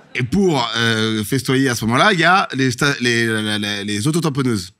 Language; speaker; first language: French; native; French